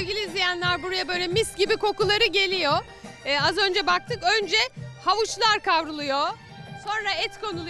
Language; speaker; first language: Turkish; native; Turkish